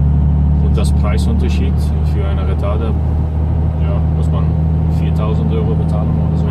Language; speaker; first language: German; non-native, fluent; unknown